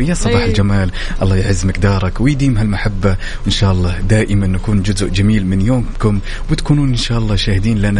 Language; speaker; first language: Arabic; native; Arabic